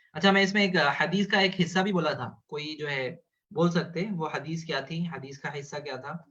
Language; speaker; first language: Urdu; native; Urdu